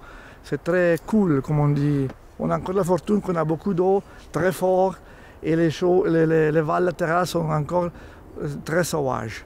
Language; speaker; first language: French; non-native, local second language; Italian